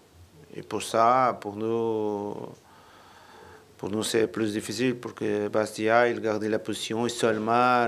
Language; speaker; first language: French; non-native, learner; Portuguese